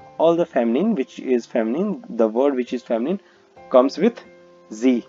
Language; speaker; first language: English; non-native, local second language; Hindi